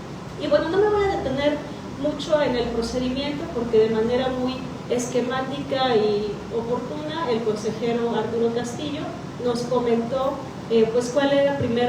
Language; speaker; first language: Spanish; native; Spanish